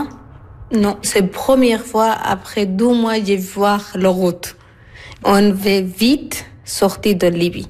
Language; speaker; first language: French; non-native, learner; Arabic